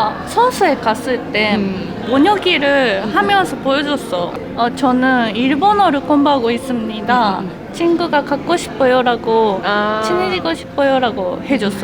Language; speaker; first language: Korean; non-native, local second language; Japanese